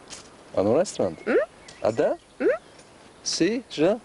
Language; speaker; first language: French; non-native, learner; English